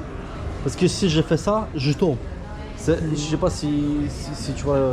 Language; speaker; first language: French; early bilingual, other home language; Polish